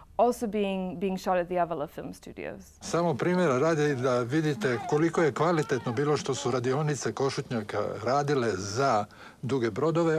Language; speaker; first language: English; non-native, fluent; Serbian